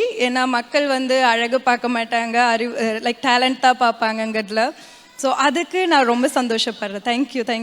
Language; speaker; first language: Tamil; native; Tamil